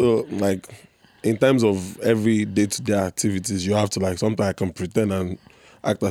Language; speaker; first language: English; non-native, local second language; Igbo